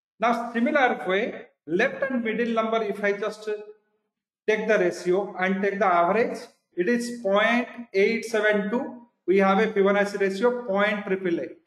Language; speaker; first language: English; non-native, local second language; Odia